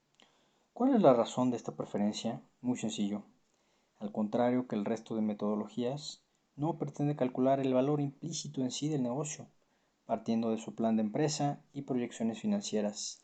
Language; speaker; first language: Spanish; native; Spanish